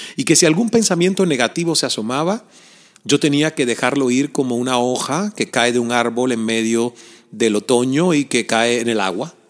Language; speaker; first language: Spanish; native; Spanish